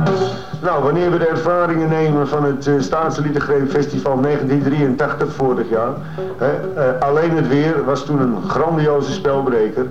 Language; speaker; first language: Dutch; native; Dutch